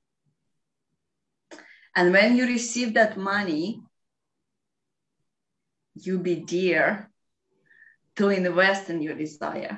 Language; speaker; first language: English; non-native, fluent; Russian